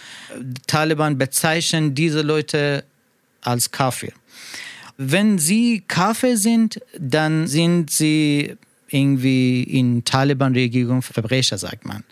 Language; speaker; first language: German; non-native, learner; Persian